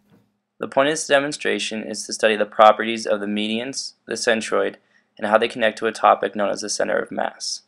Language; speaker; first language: English; native; English